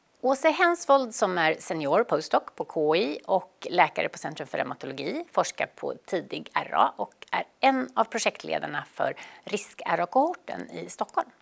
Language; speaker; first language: Swedish; native; Swedish